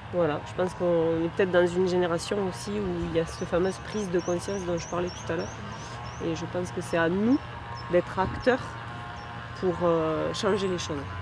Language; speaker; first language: French; native; French